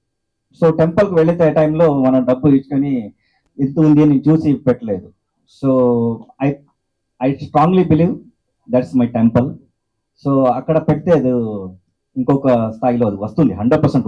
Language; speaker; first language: Telugu; non-native, learner; Kannada